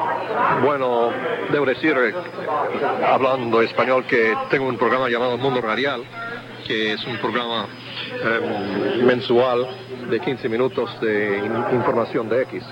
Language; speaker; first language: Spanish; non-native, fluent; English